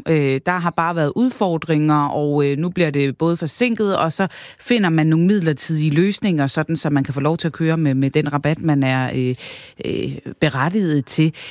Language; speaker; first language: Danish; native; Danish